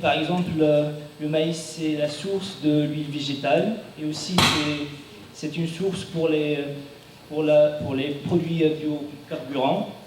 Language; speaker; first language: French; non-native, fluent; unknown